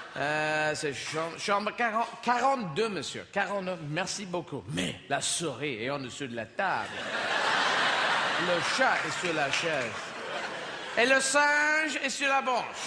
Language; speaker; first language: French; non-native, learner; English